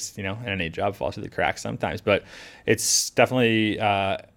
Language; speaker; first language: English; native; English